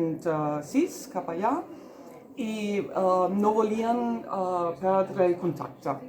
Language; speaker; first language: Catalan; non-native, fluent; German